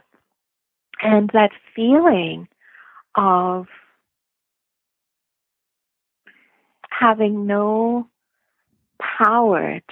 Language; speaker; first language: English; non-native, local second language; Gujarati